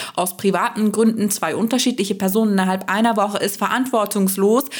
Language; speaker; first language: German; non-native, fluent; Turkish